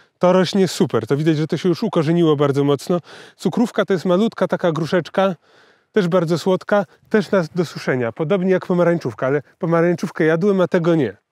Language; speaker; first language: Polish; native; Polish